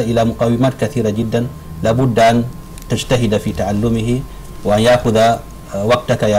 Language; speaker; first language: Arabic; non-native, fluent; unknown